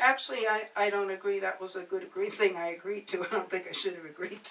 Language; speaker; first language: English; native; English